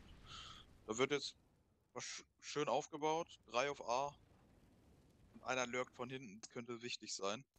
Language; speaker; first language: German; native; German